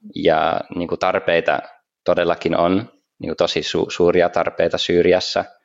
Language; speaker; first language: Finnish; native; Finnish